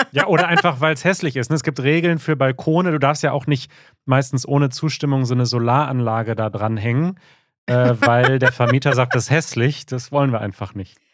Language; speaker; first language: German; native; German